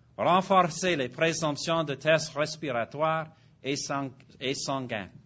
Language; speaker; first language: French; non-native, fluent; English